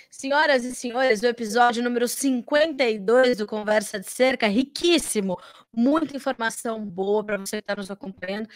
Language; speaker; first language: Portuguese; native; Portuguese